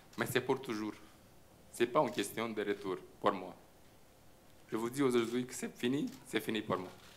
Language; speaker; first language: French; non-native, fluent; Romanian